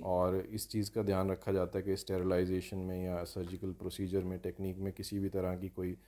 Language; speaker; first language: Hindi; native; Hindi